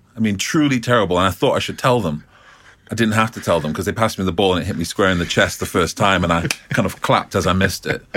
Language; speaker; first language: English; native; English